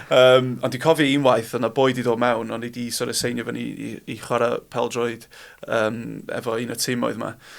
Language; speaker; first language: Welsh; non-native, local second language; English